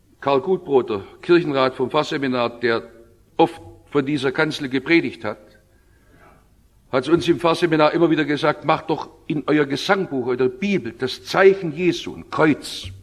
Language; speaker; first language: German; native; German